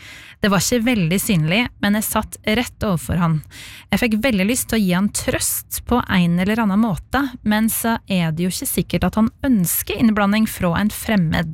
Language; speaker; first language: Norwegian; native; Norwegian